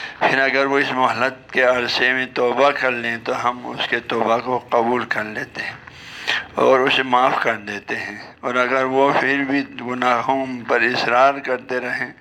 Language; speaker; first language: Urdu; non-native, local second language; Balti